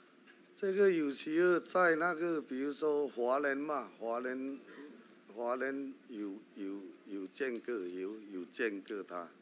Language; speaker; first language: Chinese; early bilingual, heritage; Chinese